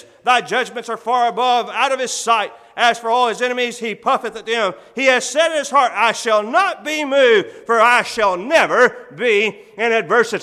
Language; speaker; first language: English; native; English